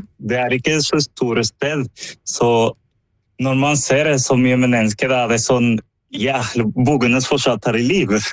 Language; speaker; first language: Norwegian; non-native, fluent; Spanish